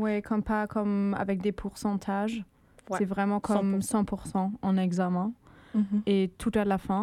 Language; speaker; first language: French; non-native, fluent; German